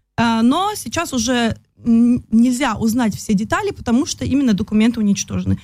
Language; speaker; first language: Russian; early bilingual, heritage; Russian